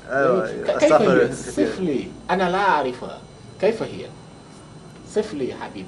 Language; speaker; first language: Arabic; non-native, fluent; Wolof